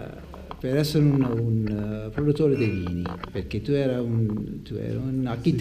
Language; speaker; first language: Italian; non-native, learner; English